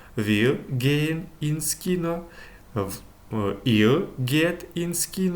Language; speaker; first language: German; non-native, fluent; Ukrainian